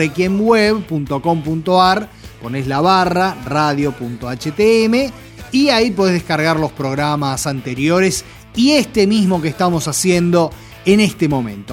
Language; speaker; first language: Spanish; native; Spanish